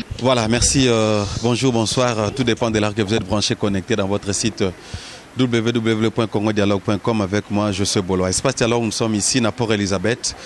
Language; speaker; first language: French; non-native, local second language; Lingala